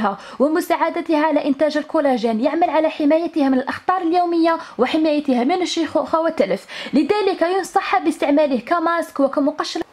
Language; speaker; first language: Arabic; native; Arabic